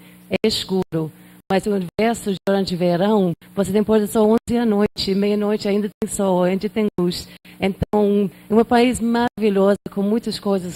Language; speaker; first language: Portuguese; non-native, fluent; English